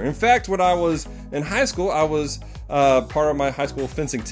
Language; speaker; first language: English; native; English